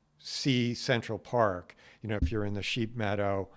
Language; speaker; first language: English; native; English